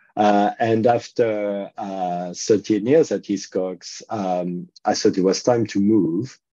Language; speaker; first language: English; non-native, fluent; French